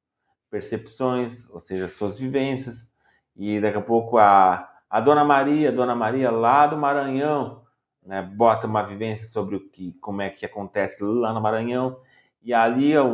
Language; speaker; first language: Portuguese; native; Portuguese